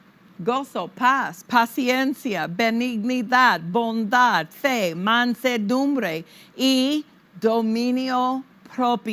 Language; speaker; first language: Spanish; non-native, fluent; English